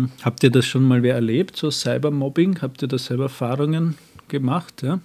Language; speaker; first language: German; native; German